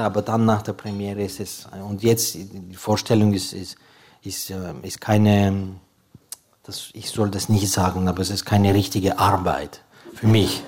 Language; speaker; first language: German; non-native, fluent; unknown